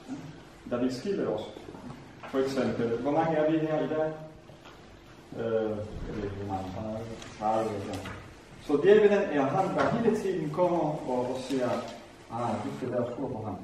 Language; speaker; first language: Danish; non-native, fluent; Vietnamese